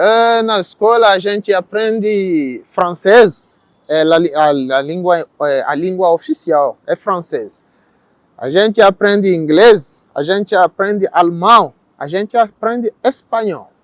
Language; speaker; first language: Portuguese; non-native, learner; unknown